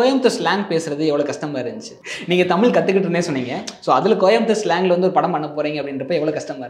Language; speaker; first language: Tamil; native; Tamil